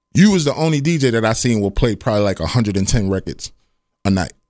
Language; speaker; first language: English; native; English